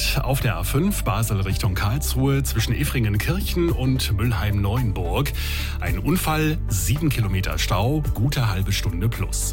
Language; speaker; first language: German; native; German